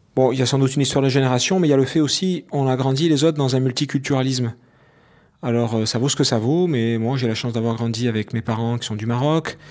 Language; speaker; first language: French; native; French